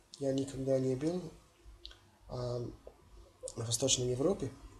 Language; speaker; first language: Russian; non-native, fluent; English